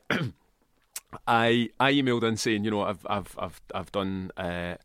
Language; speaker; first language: English; native; English